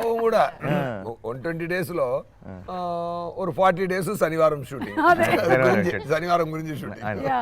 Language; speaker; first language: Telugu; non-native, fluent; Tamil